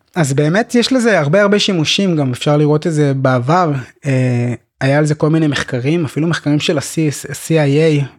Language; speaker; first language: Hebrew; native; Hebrew